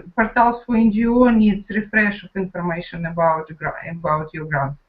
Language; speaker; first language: English; non-native, learner; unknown